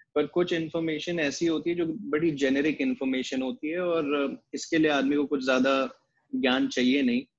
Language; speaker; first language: Hindi; native; Hindi